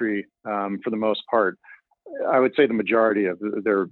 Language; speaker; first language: English; native; English